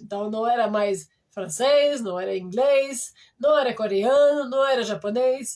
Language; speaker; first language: Portuguese; non-native, fluent; French